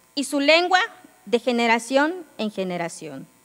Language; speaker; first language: Spanish; non-native, local second language; Yucateco